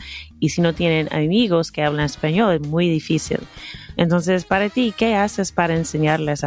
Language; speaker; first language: Spanish; non-native, fluent; English